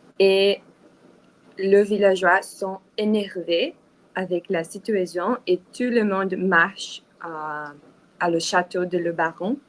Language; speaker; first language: French; non-native, learner; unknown